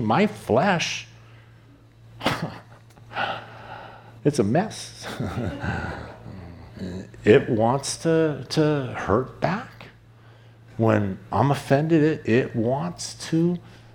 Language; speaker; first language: English; native; English